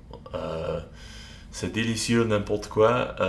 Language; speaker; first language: French; non-native, learner; English